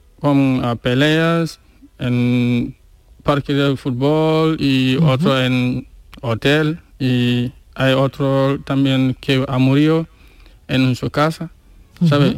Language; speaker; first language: Spanish; non-native, learner; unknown